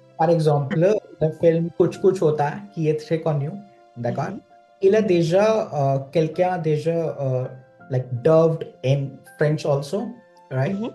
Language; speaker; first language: French; non-native, fluent; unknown